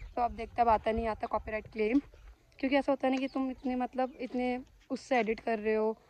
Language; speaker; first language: Hindi; native; Hindi